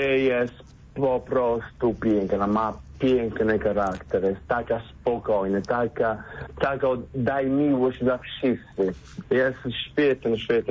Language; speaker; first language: Polish; non-native, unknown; Italian